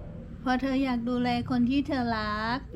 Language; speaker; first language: Thai; native; Thai